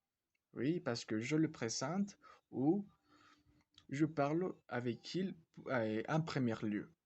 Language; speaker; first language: French; non-native, fluent; Spanish